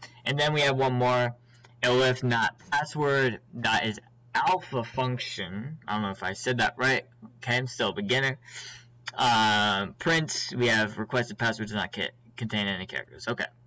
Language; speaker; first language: English; native; English